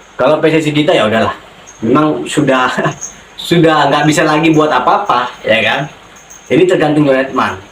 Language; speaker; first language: Indonesian; native; Indonesian